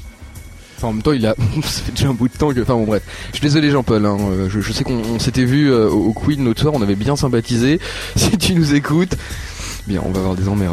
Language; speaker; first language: French; native; French